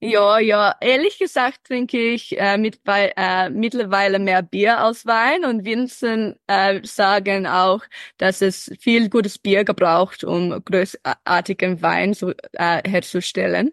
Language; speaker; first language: German; early bilingual, heritage; English